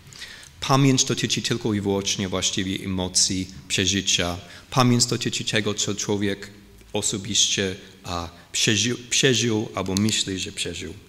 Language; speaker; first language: Polish; non-native, fluent; English